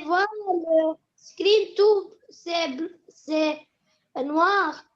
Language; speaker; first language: French; non-native, learner; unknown